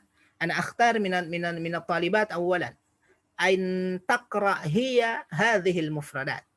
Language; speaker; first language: Arabic; non-native, fluent; Indonesian